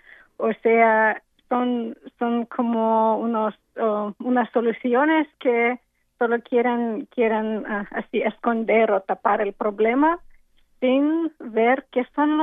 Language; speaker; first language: Spanish; non-native, fluent; English